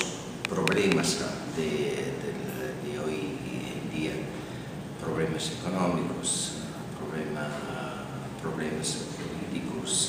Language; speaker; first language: Spanish; non-native, fluent; Italian